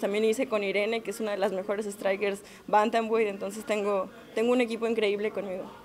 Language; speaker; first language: Spanish; native; Spanish